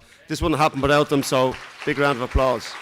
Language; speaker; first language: English; native; English